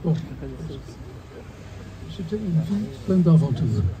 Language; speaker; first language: French; non-native, fluent; Dutch